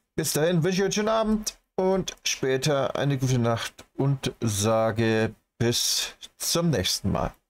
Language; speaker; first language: German; native; German